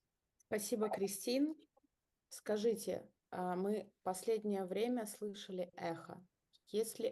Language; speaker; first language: Russian; native; Russian